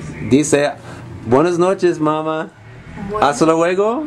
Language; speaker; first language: Spanish; non-native, learner; English